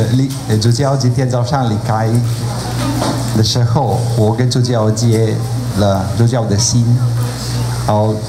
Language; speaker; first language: Chinese; non-native, fluent; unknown